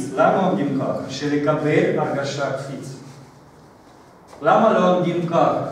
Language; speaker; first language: Hebrew; non-native, fluent; Russian